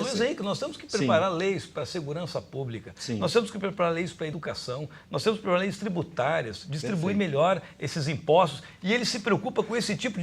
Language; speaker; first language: Portuguese; native; Portuguese